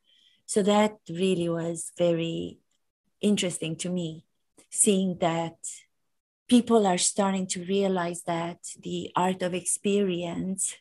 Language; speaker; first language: English; non-native, fluent; Romanian